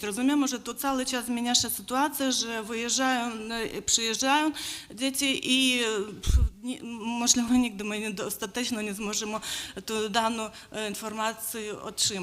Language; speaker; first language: Polish; non-native, learner; Ukrainian